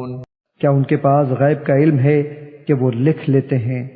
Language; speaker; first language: Urdu; native; Urdu